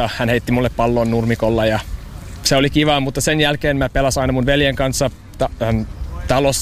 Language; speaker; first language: Finnish; non-native, fluent; English